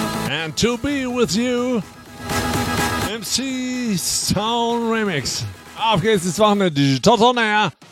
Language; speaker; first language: English; non-native, learner; German